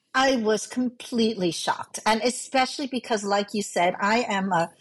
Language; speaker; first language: English; early bilingual, other home language; Cantonese